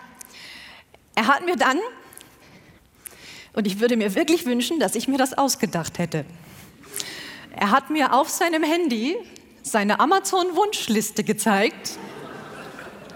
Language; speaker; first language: German; native; German